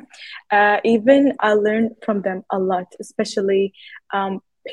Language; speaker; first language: English; non-native, fluent; Arabic